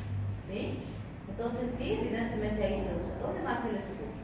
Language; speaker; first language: Spanish; native; Spanish